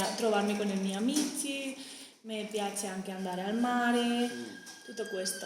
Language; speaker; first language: Italian; non-native, learner; Spanish